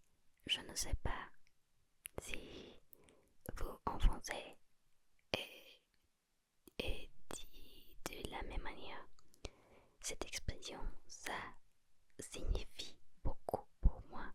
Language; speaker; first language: French; non-native, learner; Spanish